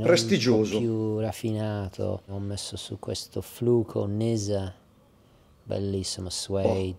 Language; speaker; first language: Italian; early bilingual, heritage; English